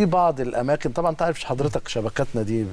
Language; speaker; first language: Arabic; native; Arabic